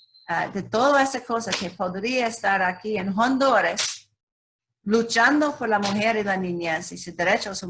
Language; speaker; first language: Spanish; non-native, learner; English